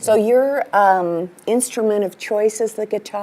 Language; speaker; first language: English; native; English